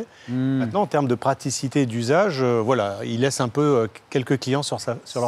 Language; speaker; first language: French; native; French